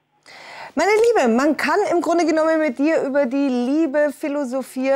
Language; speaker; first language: German; native; German